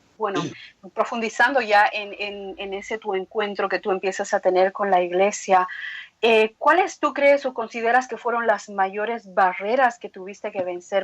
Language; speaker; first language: Spanish; native; Spanish